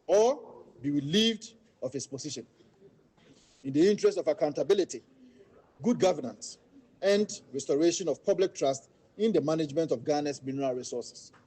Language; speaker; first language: English; native; English